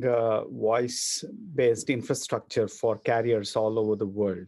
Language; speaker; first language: English; non-native, local second language; Kannada